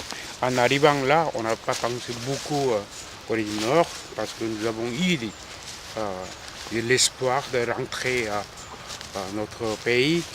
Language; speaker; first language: French; non-native, fluent; Korean